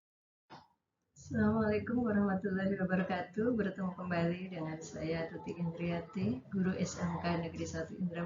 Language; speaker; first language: Indonesian; native; Indonesian